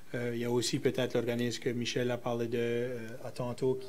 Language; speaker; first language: French; native; French